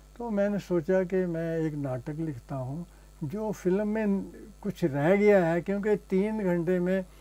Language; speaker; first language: Hindi; native; Hindi